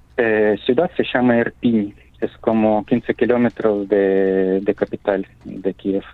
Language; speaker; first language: Spanish; non-native, fluent; Ukrainian